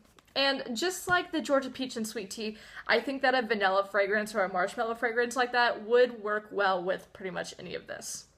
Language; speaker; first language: English; native; English